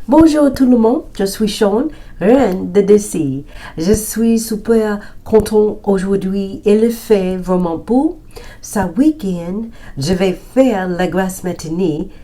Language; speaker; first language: French; non-native, learner; English